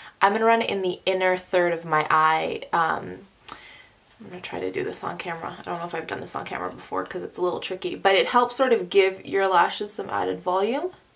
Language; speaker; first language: English; early bilingual, other home language; Arabic